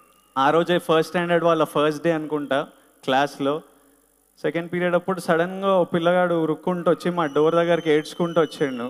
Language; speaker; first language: Telugu; native; Telugu